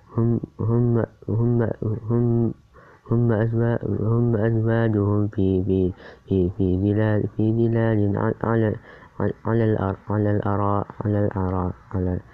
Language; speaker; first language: Arabic; non-native, learner; Indonesian